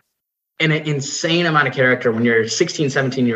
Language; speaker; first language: English; non-native, local second language; Nepali